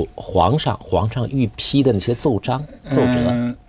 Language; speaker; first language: Chinese; native; Chinese